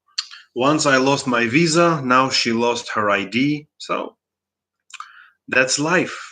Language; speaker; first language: English; non-native, fluent; Russian